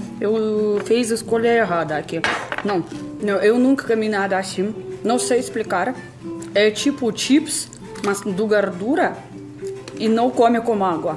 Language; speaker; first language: Portuguese; non-native, fluent; Russian